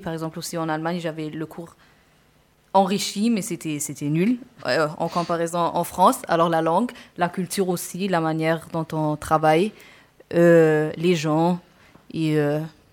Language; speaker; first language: French; non-native, fluent; Arabic